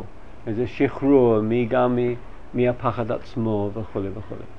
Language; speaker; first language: Hebrew; non-native, fluent; English